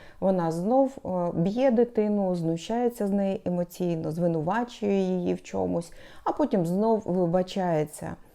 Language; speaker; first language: Ukrainian; non-native, local second language; Russian